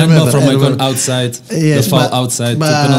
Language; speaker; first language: English; non-native, fluent; Dutch